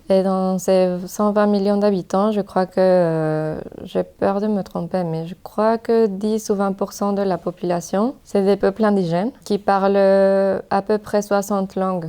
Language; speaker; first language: French; non-native, fluent; Spanish